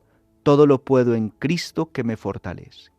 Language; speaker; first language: Spanish; native; Spanish